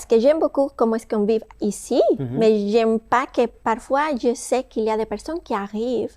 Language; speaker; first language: French; non-native, fluent; Spanish